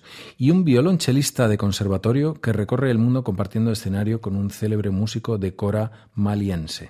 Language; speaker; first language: Spanish; native; Spanish